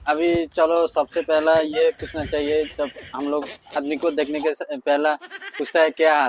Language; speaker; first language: Hindi; non-native, learner; Bangla